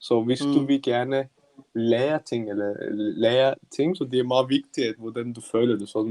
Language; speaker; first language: Danish; non-native, learner; Turkish